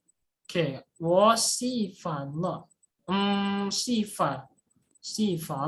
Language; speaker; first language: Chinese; non-native, fluent; Indonesian